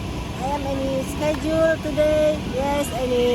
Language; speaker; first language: English; non-native, learner; Indonesian